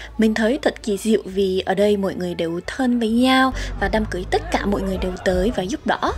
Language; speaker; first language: Vietnamese; non-native, fluent; Korean